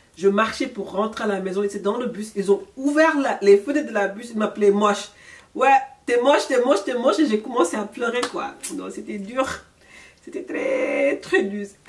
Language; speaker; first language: French; non-native, local second language; Wolof